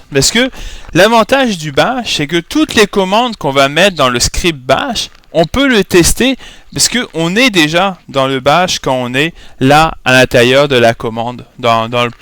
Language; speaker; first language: French; native; French